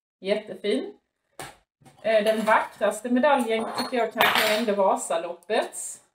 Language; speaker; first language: Swedish; native; Swedish